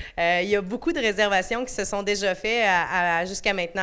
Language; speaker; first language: French; native; French